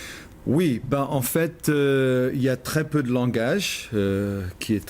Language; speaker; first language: French; non-native, fluent; English